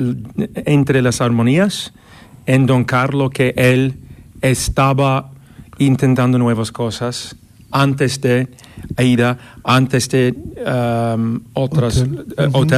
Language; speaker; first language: Spanish; non-native, fluent; English